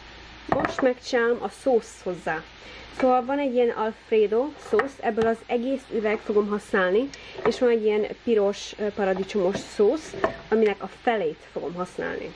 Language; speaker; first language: Hungarian; early bilingual, heritage; Hungarian